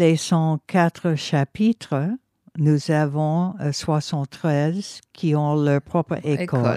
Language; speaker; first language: French; non-native, fluent; English